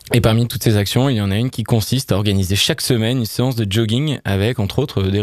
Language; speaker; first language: French; native; French